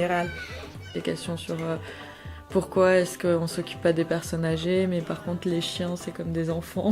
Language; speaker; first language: French; native; French